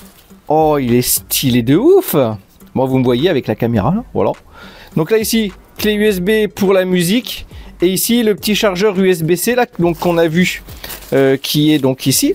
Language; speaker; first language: French; native; French